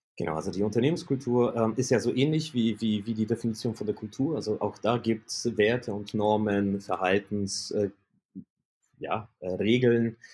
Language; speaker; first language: German; early bilingual, other home language; Polish